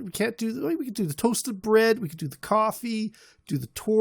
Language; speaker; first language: English; native; English